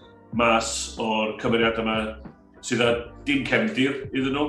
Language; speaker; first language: Welsh; native; Welsh